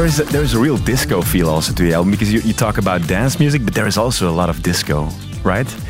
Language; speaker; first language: English; non-native, fluent; Dutch